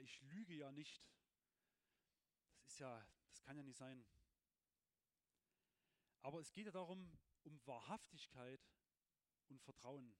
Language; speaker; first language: German; native; German